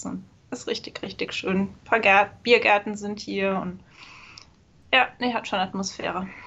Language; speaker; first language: German; native; German